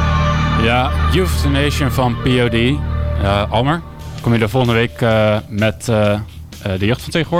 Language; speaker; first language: Dutch; native; Dutch